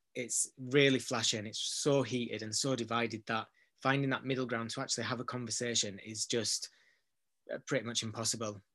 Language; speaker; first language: English; native; English